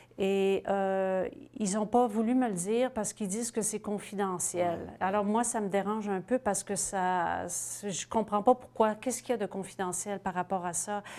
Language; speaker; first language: French; native; French